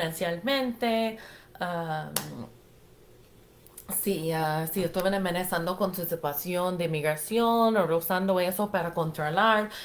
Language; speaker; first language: Spanish; non-native, fluent; English